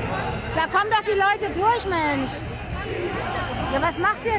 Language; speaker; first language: German; native; German